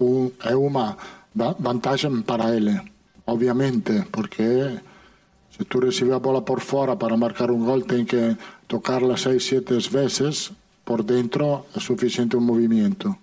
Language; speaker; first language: Portuguese; non-native, fluent; Italian